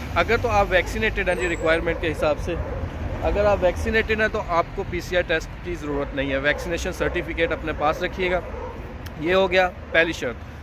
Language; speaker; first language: Urdu; non-native, local second language; Punjabi